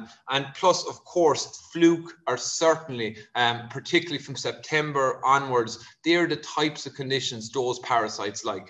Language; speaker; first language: English; native; English